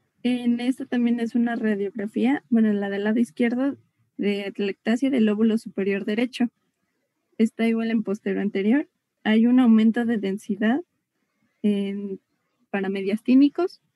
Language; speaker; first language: Spanish; native; Spanish